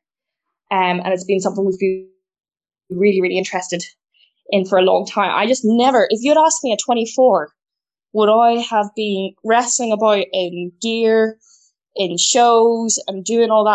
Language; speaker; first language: English; native; English